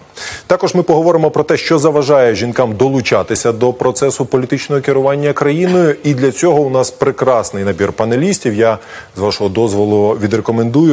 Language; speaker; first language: Ukrainian; native; Ukrainian